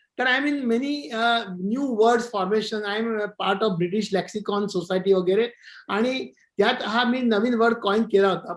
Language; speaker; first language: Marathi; non-native, local second language; Gujarati